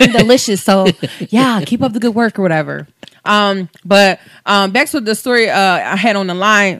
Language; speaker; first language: English; native; English